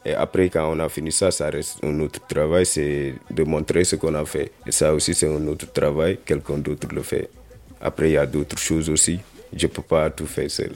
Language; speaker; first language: French; non-native, local second language; Wolof